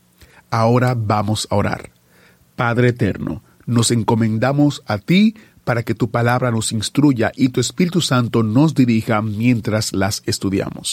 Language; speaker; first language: Spanish; native; Spanish